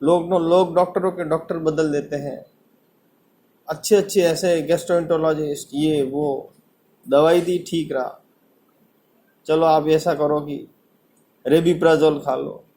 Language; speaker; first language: Hindi; native; Hindi